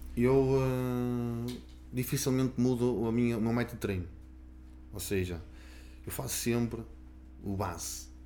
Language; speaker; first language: Portuguese; native; Portuguese